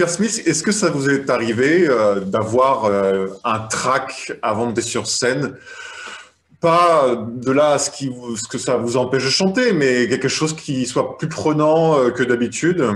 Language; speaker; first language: French; native; French